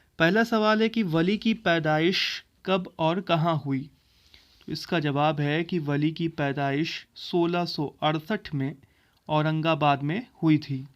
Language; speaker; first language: Urdu; native; Urdu